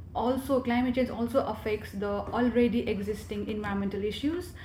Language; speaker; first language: English; non-native, local second language; Nepali